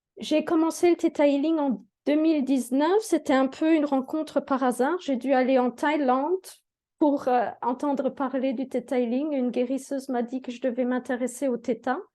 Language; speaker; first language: French; native; French